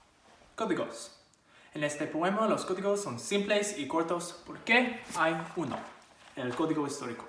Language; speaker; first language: Spanish; non-native, learner; English